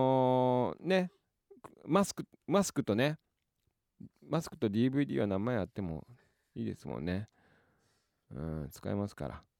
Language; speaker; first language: Japanese; native; Japanese